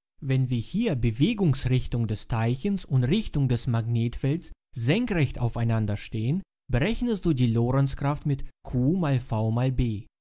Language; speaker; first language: German; native; German